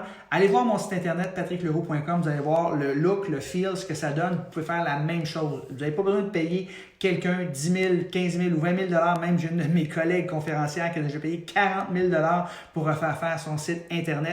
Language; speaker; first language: French; native; French